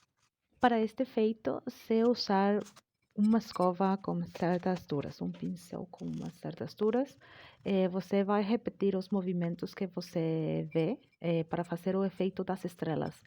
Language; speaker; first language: Portuguese; non-native, learner; Spanish